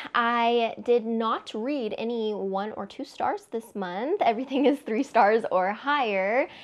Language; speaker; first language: English; native; English